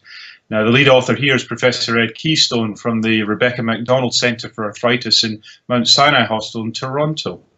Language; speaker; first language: English; native; English